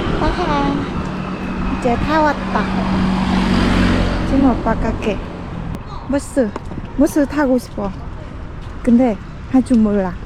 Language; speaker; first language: Korean; non-native, learner; Vietnamese